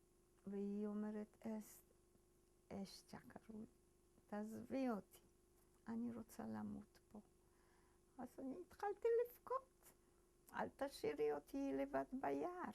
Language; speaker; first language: Hebrew; early bilingual, other home language; Polish